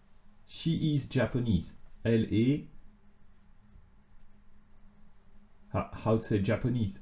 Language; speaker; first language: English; non-native, fluent; French